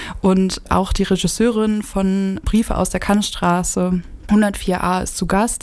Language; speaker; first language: German; native; German